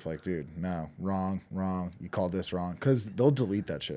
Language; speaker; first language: English; native; English